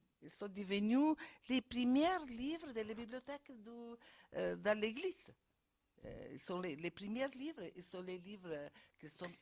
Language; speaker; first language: French; non-native, fluent; Italian